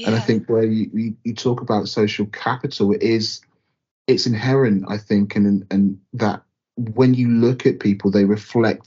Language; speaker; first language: English; native; English